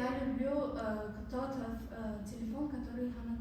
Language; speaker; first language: Russian; non-native, local second language; Tajik